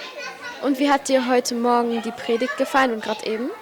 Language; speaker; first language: German; early bilingual, other home language; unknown